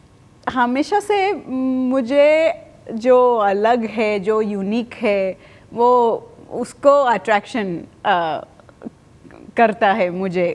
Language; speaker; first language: Hindi; non-native, fluent; Spanish